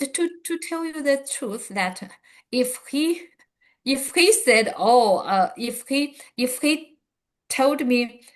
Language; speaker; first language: English; non-native, learner; Chinese